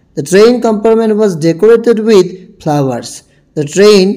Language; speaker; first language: English; non-native, local second language; Bangla